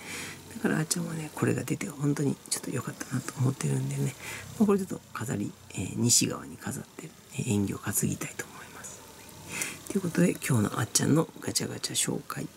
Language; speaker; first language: Japanese; native; Japanese